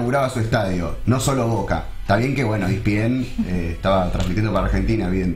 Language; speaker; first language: Spanish; native; Spanish